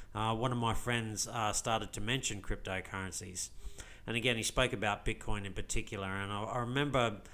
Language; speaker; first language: English; native; English